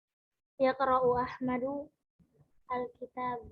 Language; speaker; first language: Arabic; non-native, learner; Indonesian